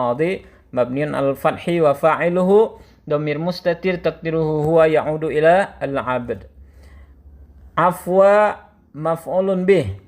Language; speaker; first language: Arabic; non-native, fluent; Indonesian